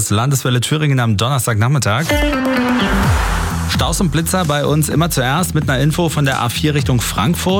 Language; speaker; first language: German; native; German